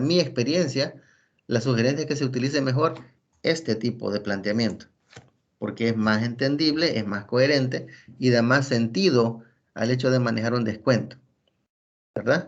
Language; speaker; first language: Spanish; native; Spanish